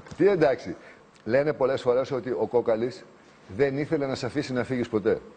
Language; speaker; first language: Greek; native; Greek